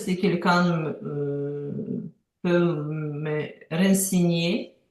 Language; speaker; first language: French; non-native, learner; Ukrainian